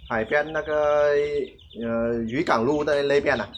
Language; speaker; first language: Chinese; non-native, learner; Vietnamese